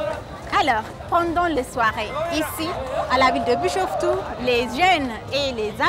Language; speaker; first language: French; non-native, fluent; Amharic